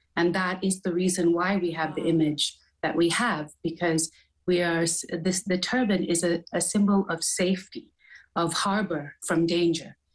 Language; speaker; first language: English; native; English